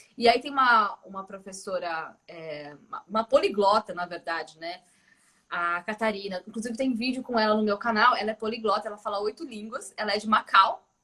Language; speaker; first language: Portuguese; native; Portuguese